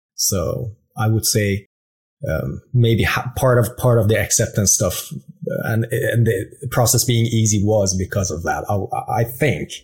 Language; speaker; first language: English; non-native, fluent; Persian